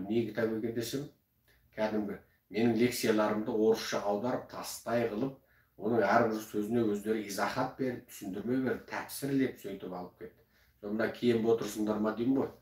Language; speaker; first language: Kazakh; early bilingual, heritage; Kazakh